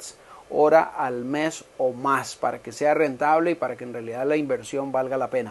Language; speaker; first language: Spanish; native; Spanish